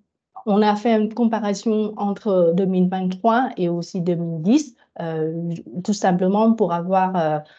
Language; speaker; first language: French; non-native, fluent; Vietnamese